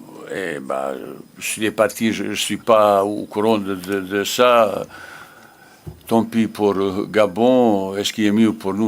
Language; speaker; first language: French; non-native, learner; Bosnian